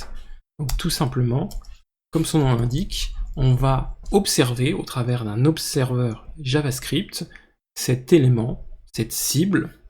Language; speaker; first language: French; native; French